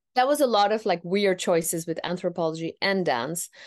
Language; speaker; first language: English; non-native, fluent; Tamil